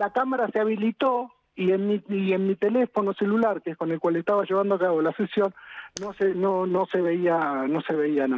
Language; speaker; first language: Spanish; native; Spanish